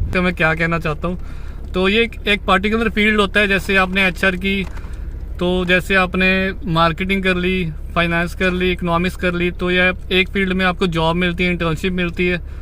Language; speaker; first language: Hindi; non-native, local second language; Punjabi